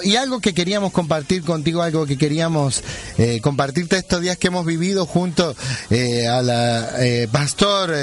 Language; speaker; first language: Spanish; native; Spanish